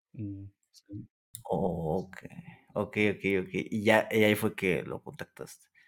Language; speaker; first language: Spanish; native; Spanish